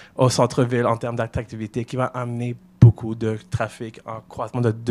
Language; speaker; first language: French; native; French